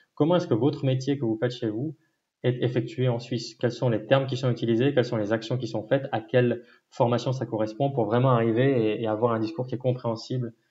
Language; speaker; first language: French; native; French